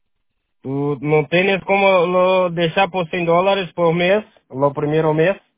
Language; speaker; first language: Spanish; non-native, learner; Portuguese